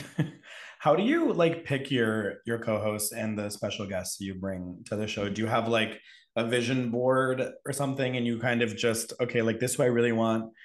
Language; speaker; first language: English; native; English